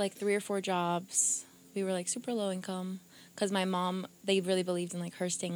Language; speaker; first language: English; early bilingual, other home language; Portuguese